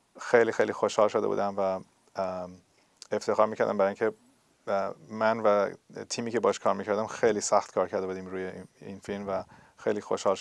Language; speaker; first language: Persian; early bilingual, heritage; Persian